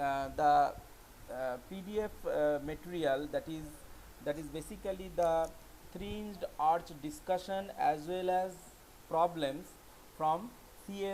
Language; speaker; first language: English; non-native, local second language; Bangla